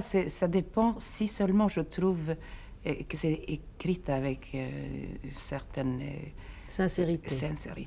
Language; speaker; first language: French; non-native, fluent; Swedish